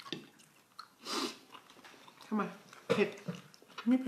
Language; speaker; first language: Thai; native; Thai